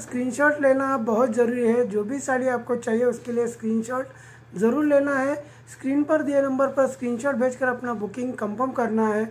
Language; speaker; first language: Hindi; non-native, local second language; Marathi